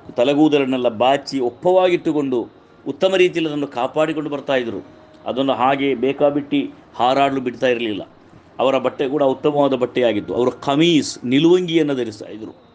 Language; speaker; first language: Kannada; non-native, local second language; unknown